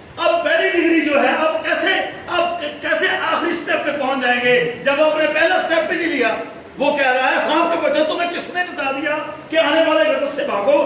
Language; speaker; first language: Urdu; non-native, local second language; Punjabi